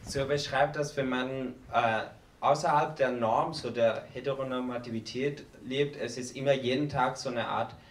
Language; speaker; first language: German; non-native, learner; Spanish